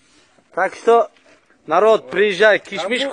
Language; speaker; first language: Russian; non-native, learner; Uzbek